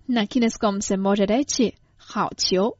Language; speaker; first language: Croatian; non-native, fluent; Chinese